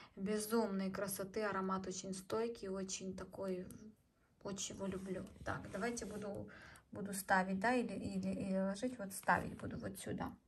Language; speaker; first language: Russian; native; Russian